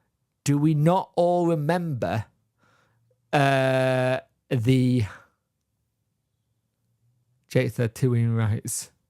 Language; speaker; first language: English; native; English